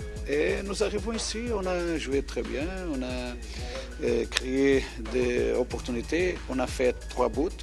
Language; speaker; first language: French; non-native, fluent; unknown